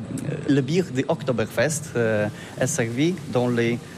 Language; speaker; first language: French; non-native, learner; Polish